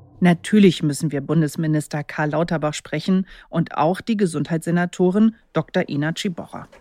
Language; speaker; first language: German; native; German